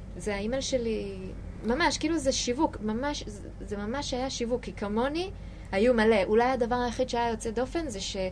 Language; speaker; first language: Hebrew; native; Hebrew